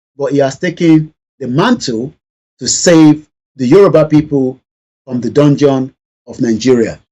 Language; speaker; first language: English; non-native, local second language; Yoruba